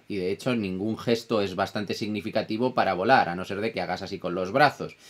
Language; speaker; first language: Spanish; non-native, fluent; Italian